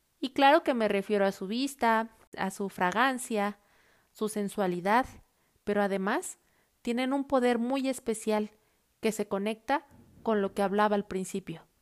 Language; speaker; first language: Spanish; native; Spanish